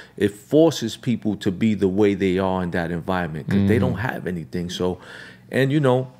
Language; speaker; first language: English; native; English